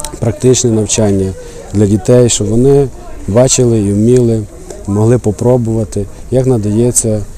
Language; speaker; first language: Ukrainian; native; Ukrainian